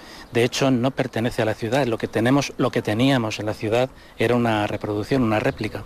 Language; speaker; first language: Spanish; native; Spanish